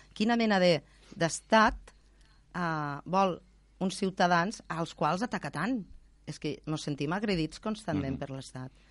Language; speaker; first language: Catalan; native; Catalan